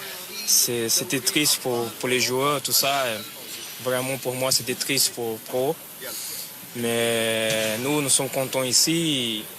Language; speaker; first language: French; non-native, fluent; Portuguese